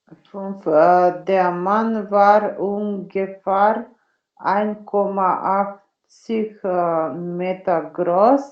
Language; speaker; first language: German; non-native, learner; Macedonian